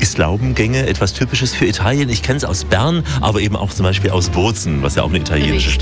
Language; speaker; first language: German; native; German